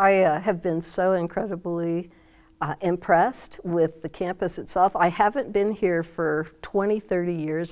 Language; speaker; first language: English; native; English